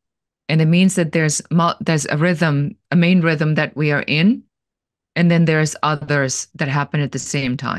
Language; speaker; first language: English; non-native, fluent; German